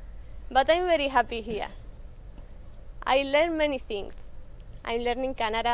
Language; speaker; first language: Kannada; non-native, learner; Spanish